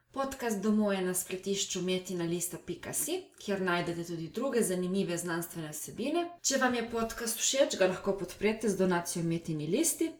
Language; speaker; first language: Slovenian; native; Slovenian